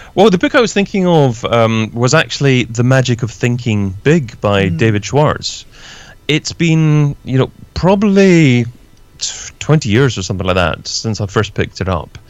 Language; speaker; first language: English; native; English